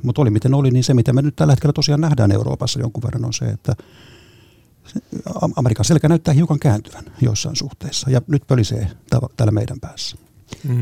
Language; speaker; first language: Finnish; native; Finnish